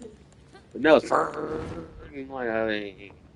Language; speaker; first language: English; native; English